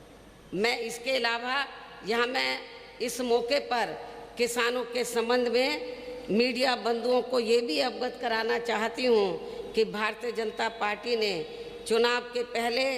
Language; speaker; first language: Hindi; native; Hindi